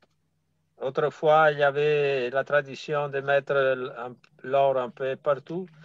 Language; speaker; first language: French; non-native, fluent; Italian